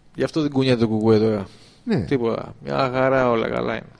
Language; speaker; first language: Greek; native; Greek